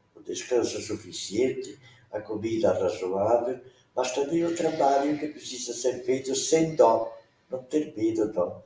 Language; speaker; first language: Portuguese; non-native, local second language; Venetian